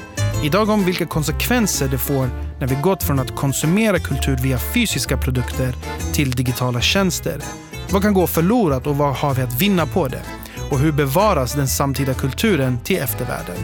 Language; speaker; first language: Swedish; native; Swedish